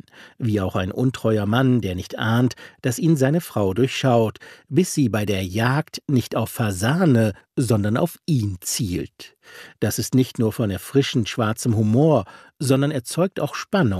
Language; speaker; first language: German; native; German